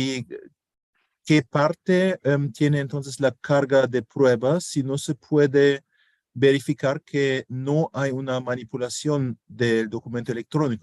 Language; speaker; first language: Spanish; non-native, fluent; German